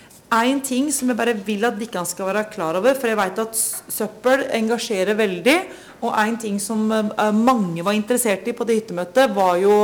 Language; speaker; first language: Norwegian; native; Norwegian